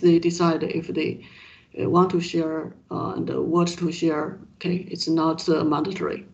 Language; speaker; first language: English; non-native, fluent; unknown